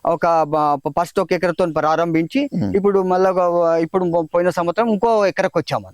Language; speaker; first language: Telugu; native; Telugu